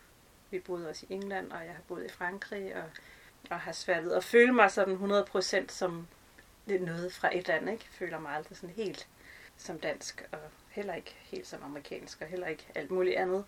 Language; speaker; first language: Danish; native; Danish